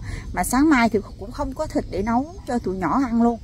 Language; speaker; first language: Vietnamese; native; Vietnamese